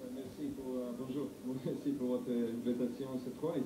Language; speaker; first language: French; non-native, learner; Serbian